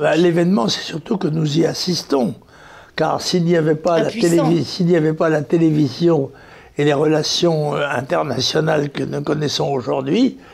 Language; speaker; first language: French; native; French